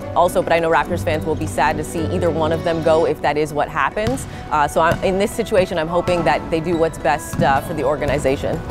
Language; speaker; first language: English; native; English